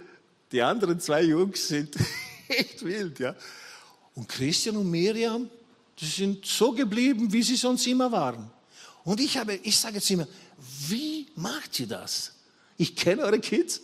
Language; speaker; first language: German; non-native, fluent; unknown